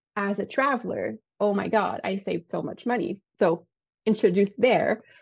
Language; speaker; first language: English; non-native, fluent; French